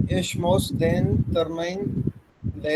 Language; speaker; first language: German; non-native, learner; Urdu